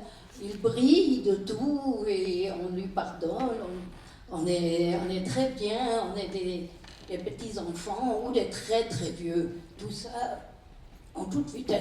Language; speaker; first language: French; non-native, fluent; German